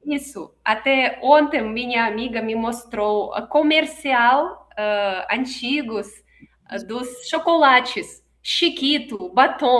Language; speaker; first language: Portuguese; non-native, fluent; Russian